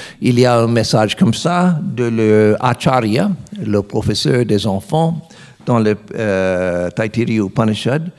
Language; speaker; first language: French; non-native, learner; English